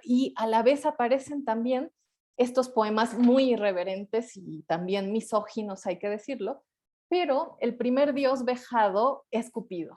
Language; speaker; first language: Spanish; native; Spanish